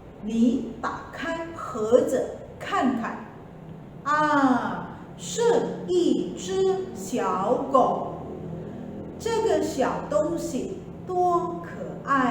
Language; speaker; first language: Chinese; non-native, fluent; Indonesian